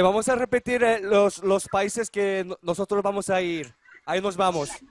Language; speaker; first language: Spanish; non-native, learner; Korean